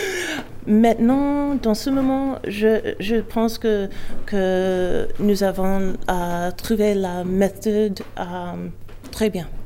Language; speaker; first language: French; non-native, learner; English